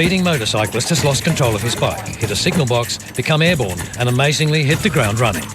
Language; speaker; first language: English; native; English